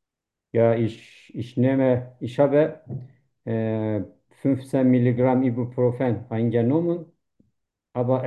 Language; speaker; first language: German; non-native, learner; Turkish